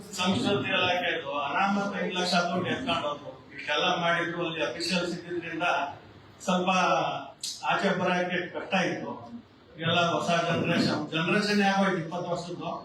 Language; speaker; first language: Kannada; non-native, local second language; Lambadi